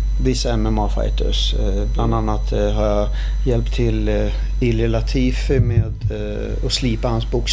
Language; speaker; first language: Swedish; early bilingual, other home language; Arabic